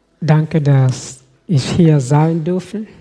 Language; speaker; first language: German; non-native, fluent; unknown